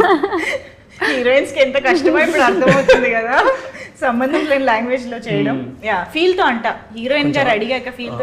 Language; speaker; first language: Telugu; native; Telugu